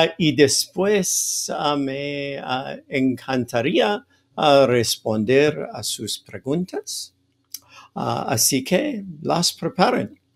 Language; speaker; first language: Spanish; non-native, fluent; English